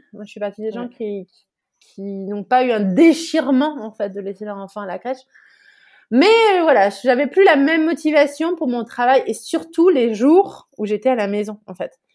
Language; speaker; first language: French; native; French